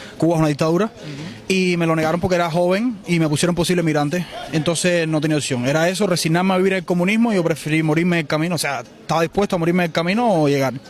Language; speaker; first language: Spanish; native; Spanish